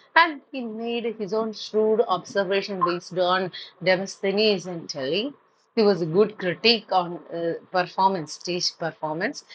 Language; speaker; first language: English; non-native, local second language; Malayalam